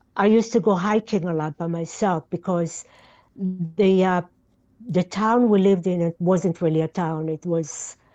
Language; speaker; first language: English; non-native, fluent; Yiddish